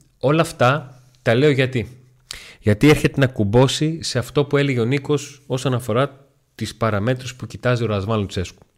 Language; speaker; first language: Greek; native; Greek